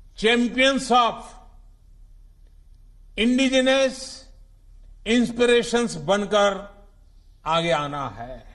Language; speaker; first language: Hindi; non-native, local second language; Gujarati